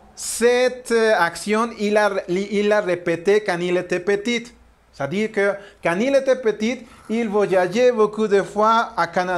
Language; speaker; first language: French; non-native, learner; Spanish